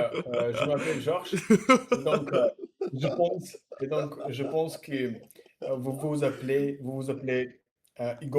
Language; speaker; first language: French; non-native, fluent; Russian